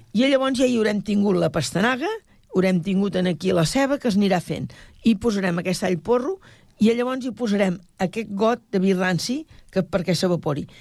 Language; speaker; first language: Catalan; native; Catalan